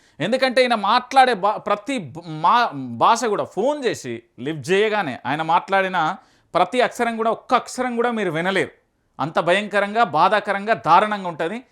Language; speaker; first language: Telugu; native; Telugu